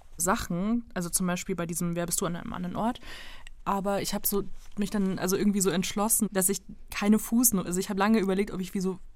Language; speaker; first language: German; native; German